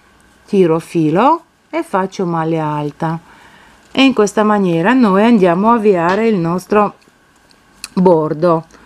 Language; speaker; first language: Italian; non-native, fluent; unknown